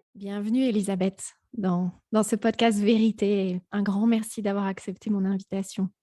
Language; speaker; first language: French; native; French